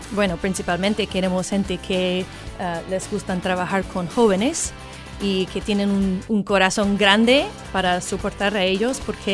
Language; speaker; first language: Spanish; non-native, fluent; English